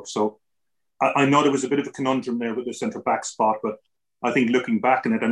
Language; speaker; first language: English; native; English